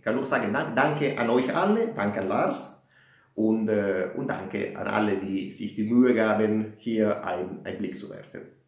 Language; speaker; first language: German; non-native, fluent; Italian